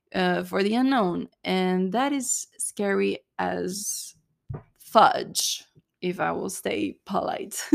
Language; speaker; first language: English; non-native, fluent; French